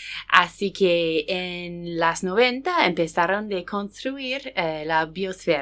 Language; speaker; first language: Spanish; non-native, fluent; English